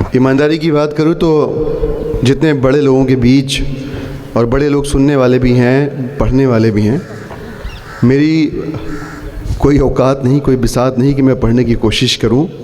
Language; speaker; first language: Hindi; non-native, local second language; Bhojpuri